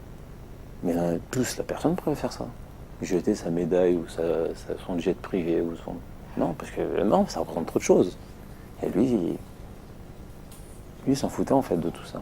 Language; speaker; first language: French; native; French